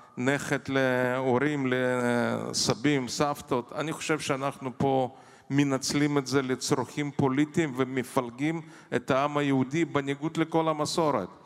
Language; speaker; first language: Hebrew; non-native, fluent; Russian